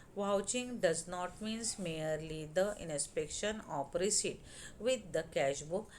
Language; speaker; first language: English; non-native, local second language; Marathi